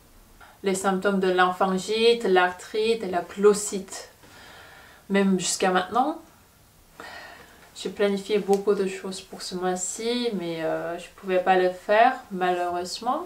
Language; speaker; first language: French; non-native, fluent; Korean